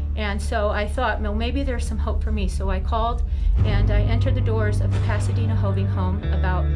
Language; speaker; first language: English; native; English